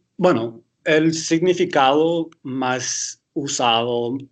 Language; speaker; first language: Spanish; early bilingual, heritage; English